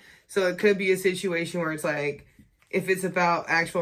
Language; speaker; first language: English; native; English